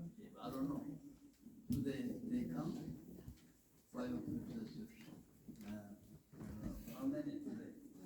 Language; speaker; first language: English; non-native, learner; Korean